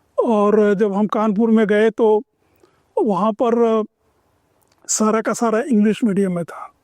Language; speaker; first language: Hindi; native; Hindi